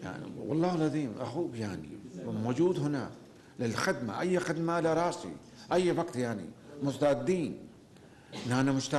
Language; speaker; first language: Arabic; non-native, learner; Urdu